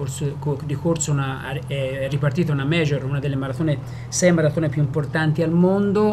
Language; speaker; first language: Italian; native; Italian